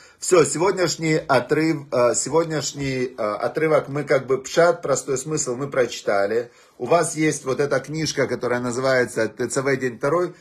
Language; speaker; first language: Russian; native; Russian